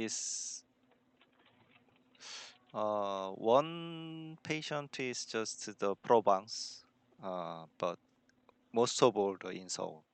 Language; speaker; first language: English; non-native, learner; Korean